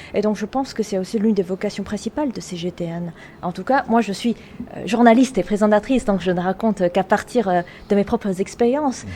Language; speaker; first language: French; non-native, fluent; Chinese